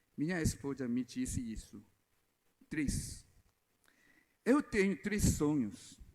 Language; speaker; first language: Portuguese; non-native, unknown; Korean